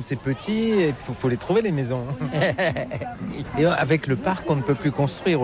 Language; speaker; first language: French; native; French